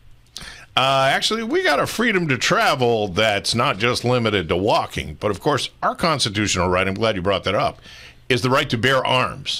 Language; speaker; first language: English; native; English